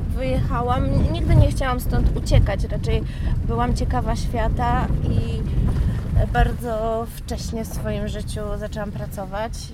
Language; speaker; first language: Polish; native; Polish